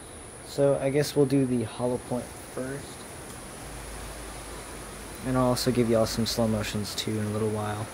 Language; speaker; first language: English; native; English